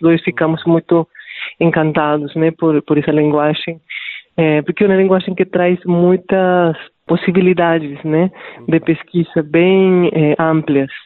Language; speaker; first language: Portuguese; non-native, fluent; Spanish